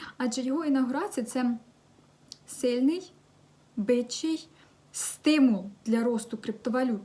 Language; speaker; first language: Ukrainian; non-native, local second language; Russian